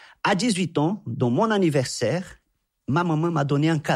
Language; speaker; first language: French; non-native, fluent; Portuguese